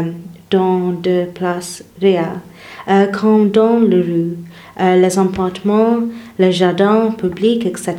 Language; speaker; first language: French; non-native, learner; English